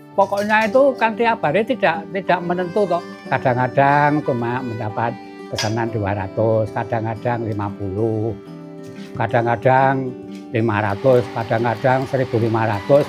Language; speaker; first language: Indonesian; non-native, local second language; Javanese